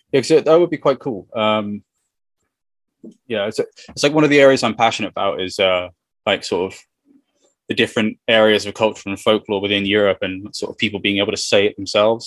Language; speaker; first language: English; native; English